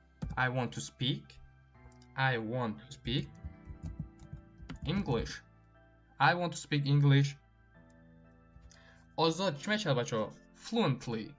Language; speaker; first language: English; non-native, fluent; Tajik